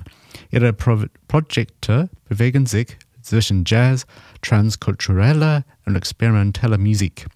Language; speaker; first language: German; non-native, learner; English